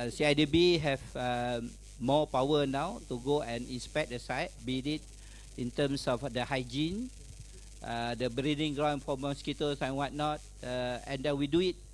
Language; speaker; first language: English; non-native, local second language; Malay